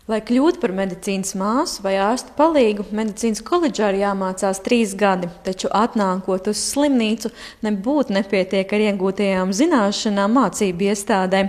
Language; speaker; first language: Latvian; native; Latvian